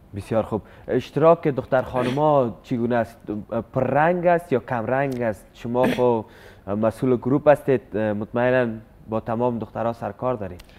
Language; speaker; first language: Persian; native; Persian